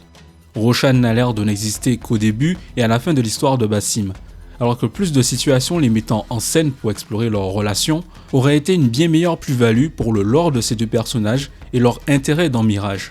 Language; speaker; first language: French; native; French